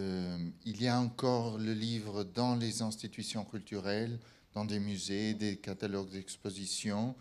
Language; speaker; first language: French; non-native, fluent; Portuguese